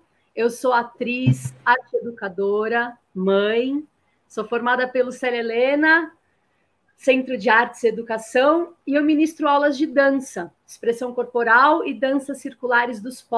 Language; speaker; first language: Portuguese; native; Portuguese